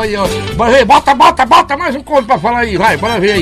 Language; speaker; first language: Portuguese; native; Portuguese